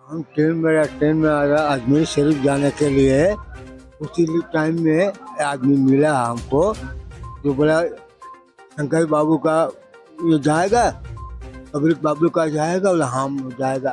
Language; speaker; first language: Hindi; non-native, local second language; Bangla